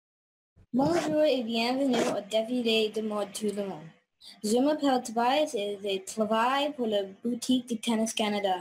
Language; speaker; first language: French; non-native, learner; English